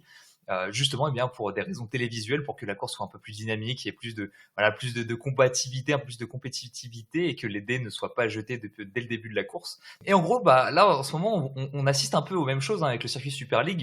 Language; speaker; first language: French; native; French